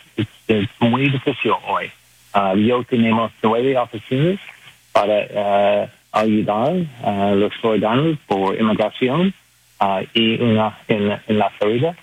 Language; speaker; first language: Spanish; non-native, learner; English